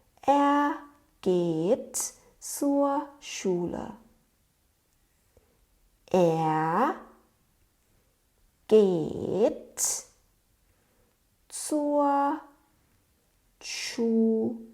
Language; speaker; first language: German; non-native, fluent; Thai